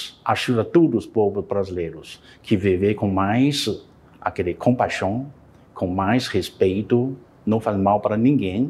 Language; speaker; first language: Portuguese; non-native, learner; Chinese